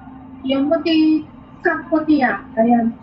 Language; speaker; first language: Cantonese; non-native, learner; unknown